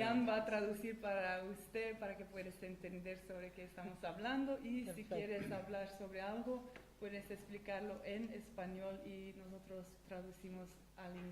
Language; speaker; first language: Spanish; non-native, fluent; Dutch